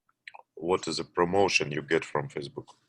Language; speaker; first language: English; non-native, learner; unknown